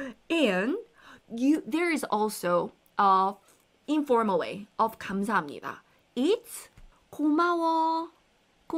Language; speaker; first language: English; non-native, fluent; Korean